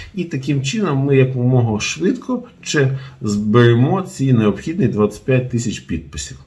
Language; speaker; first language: Ukrainian; non-native, local second language; Russian